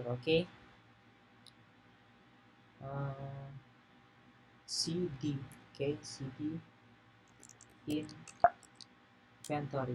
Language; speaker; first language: English; non-native, learner; Indonesian